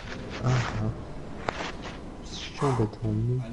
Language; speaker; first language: French; native; French